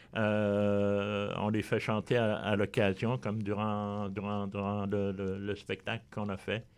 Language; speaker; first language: French; native; French